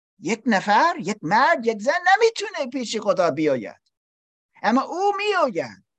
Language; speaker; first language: Persian; non-native, learner; English